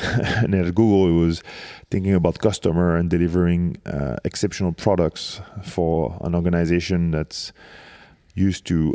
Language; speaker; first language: English; non-native, fluent; French